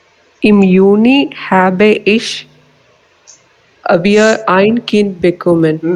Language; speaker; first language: German; non-native, learner; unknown